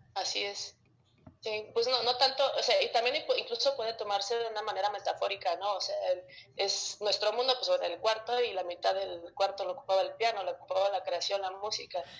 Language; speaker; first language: Spanish; early bilingual, other home language; Russian